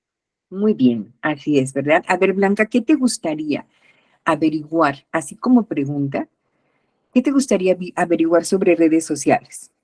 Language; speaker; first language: Spanish; native; Spanish